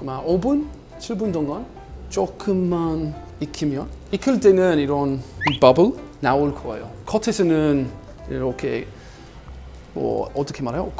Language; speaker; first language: Korean; non-native, learner; English